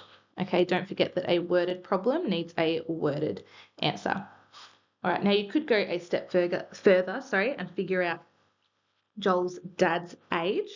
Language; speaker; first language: English; native; English